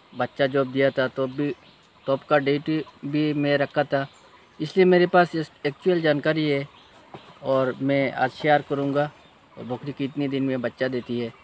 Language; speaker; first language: Hindi; non-native, local second language; Bangla